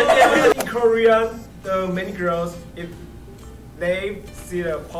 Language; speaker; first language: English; non-native, fluent; Korean